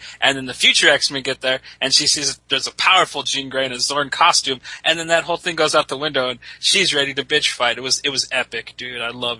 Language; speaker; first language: English; native; English